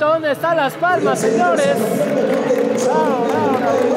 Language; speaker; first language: Spanish; native; Spanish